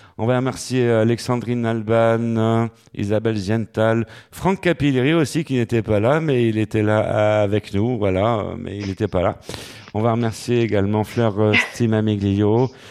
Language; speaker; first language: French; native; French